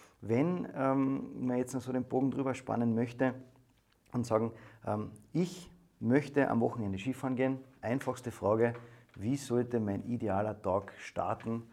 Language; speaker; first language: German; native; German